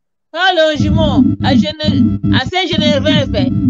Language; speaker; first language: French; non-native, learner; Portuguese